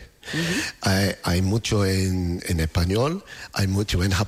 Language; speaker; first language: Spanish; non-native, fluent; English